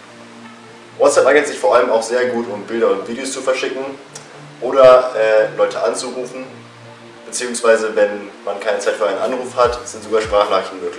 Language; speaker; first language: German; native; German